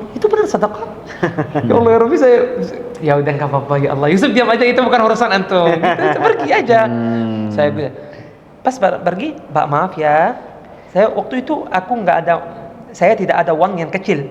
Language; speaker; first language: Indonesian; non-native, learner; Arabic